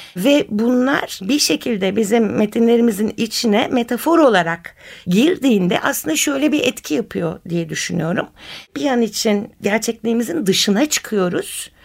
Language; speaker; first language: Turkish; native; Turkish